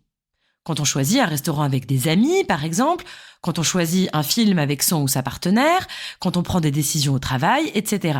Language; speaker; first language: French; native; French